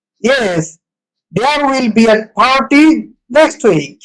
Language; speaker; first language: English; non-native, local second language; Bangla